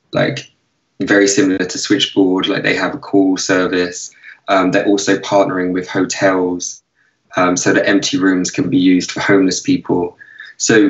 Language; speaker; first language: English; native; English